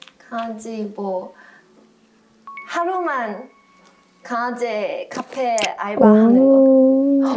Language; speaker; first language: Korean; non-native, fluent; Chinese